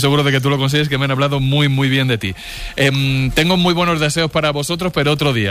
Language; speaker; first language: Spanish; native; Spanish